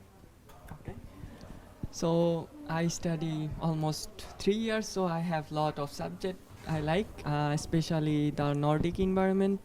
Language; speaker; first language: English; non-native, fluent; Bangla